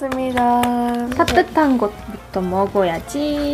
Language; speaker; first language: Korean; non-native, fluent; Japanese